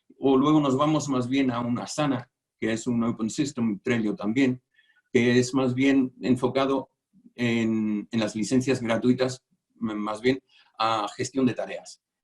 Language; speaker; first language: Spanish; non-native, fluent; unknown